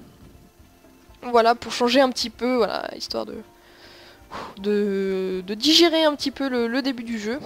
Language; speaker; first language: French; native; French